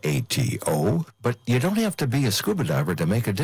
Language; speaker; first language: English; native; English